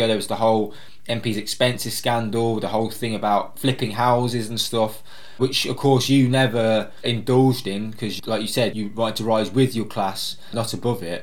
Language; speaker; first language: English; native; English